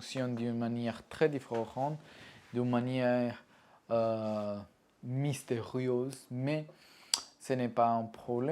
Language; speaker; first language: French; non-native, learner; Spanish